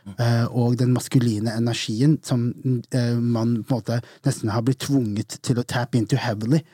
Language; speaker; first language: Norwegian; native; Norwegian